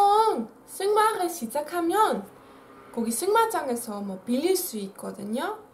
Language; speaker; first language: Korean; non-native, fluent; Dutch